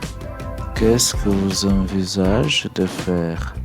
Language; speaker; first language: French; non-native, learner; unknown